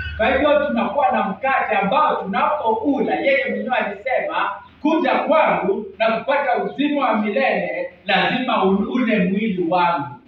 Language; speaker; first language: Swahili; native; Swahili